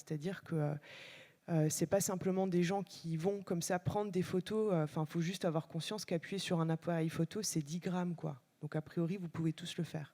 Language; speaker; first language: French; native; French